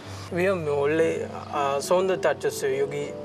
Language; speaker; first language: Korean; non-native, learner; Sinhala